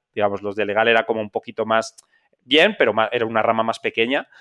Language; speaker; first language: Spanish; native; Spanish